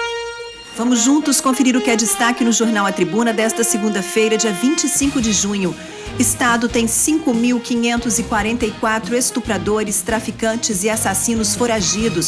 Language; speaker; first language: Portuguese; native; Portuguese